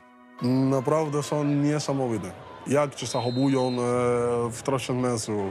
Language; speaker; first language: Polish; non-native, learner; Spanish